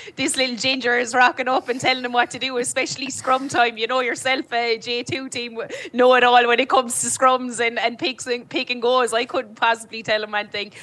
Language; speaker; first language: English; native; English